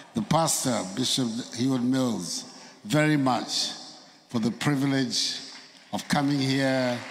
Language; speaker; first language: English; non-native, local second language; Akan